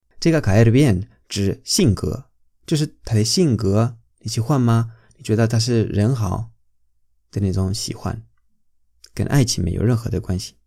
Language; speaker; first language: Chinese; non-native, fluent; Spanish